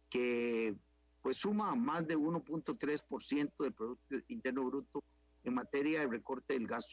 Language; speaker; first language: Spanish; native; Spanish